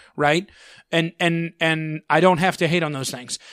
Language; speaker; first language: English; native; English